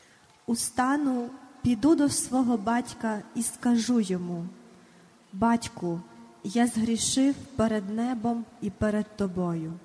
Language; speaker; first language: Ukrainian; native; Ukrainian